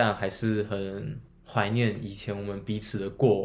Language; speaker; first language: Chinese; native; Chinese